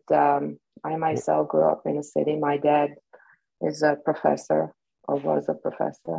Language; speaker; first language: English; non-native, fluent; Slovak